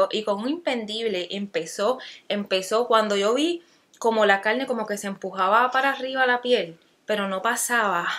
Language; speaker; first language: Spanish; native; Spanish